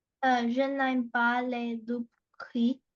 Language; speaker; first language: French; non-native, learner; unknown